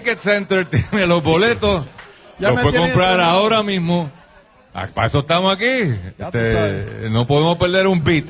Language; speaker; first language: Spanish; native; Spanish